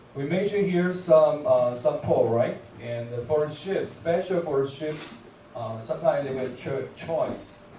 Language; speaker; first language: English; non-native, learner; Chinese